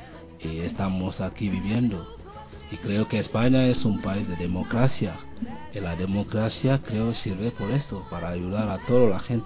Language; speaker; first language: Spanish; non-native, learner; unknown